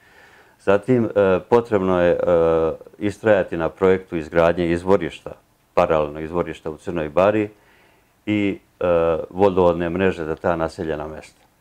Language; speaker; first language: Serbian; native; Serbian